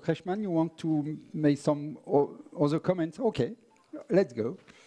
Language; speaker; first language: English; non-native, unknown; French